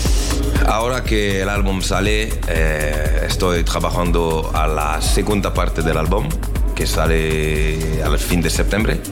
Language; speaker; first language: Spanish; non-native, learner; French